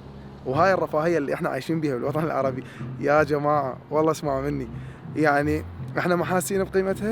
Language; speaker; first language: Arabic; native; Arabic